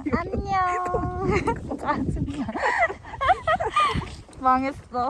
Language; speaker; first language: Korean; native; Korean